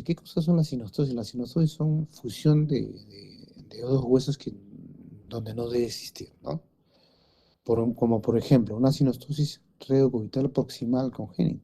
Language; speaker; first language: Spanish; native; Spanish